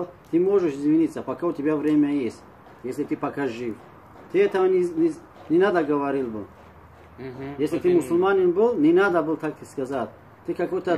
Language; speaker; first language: Russian; non-native, learner; Tajik